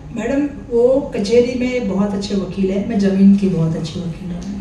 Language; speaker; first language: Hindi; non-native, local second language; Marathi